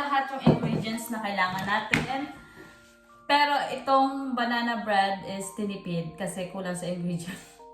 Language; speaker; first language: Filipino; non-native, local second language; Hiligaynon